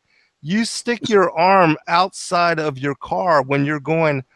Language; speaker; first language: English; native; English